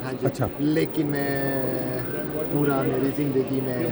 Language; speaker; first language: Hindi; non-native, learner; Croatian